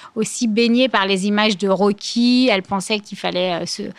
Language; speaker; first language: French; native; French